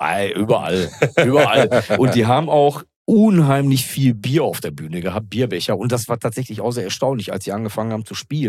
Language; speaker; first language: German; native; German